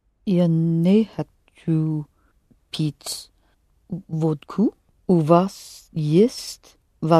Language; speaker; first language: Russian; non-native, learner; English